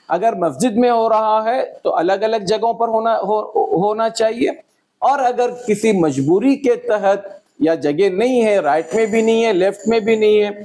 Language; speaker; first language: Urdu; native; Urdu